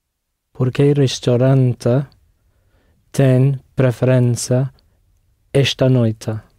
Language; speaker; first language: Portuguese; non-native, learner; English